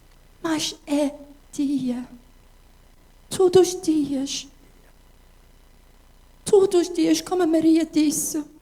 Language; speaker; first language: Portuguese; early bilingual, heritage; English